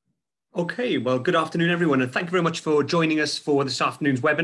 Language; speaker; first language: English; native; English